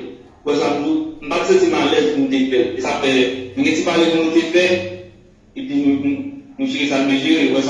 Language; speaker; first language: French; non-native, local second language; Haitian Creole